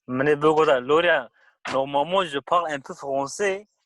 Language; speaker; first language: French; non-native, learner; Kurdish